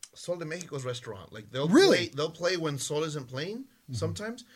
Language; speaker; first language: English; native; English